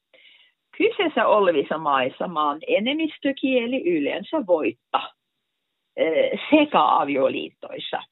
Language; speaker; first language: Finnish; non-native, fluent; Norwegian